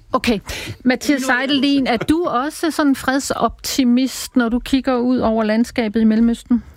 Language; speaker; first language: Danish; native; Danish